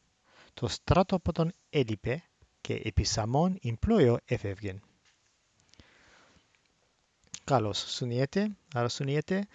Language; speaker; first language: Greek; non-native, fluent; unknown